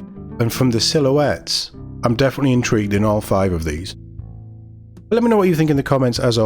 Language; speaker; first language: English; native; English